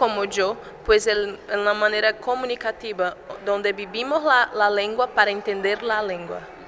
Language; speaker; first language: Spanish; non-native, fluent; Portuguese